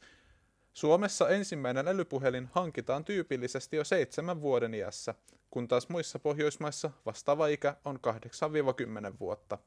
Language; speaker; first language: Finnish; native; Finnish